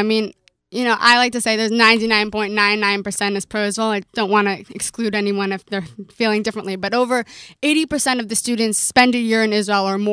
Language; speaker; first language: English; native; English